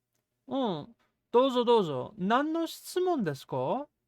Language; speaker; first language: Japanese; non-native, fluent; English